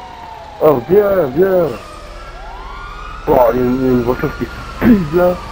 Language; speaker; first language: French; native; French